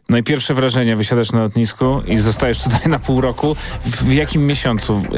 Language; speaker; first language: Polish; native; Polish